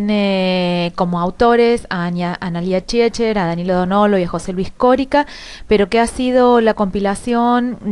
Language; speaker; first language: Spanish; native; Spanish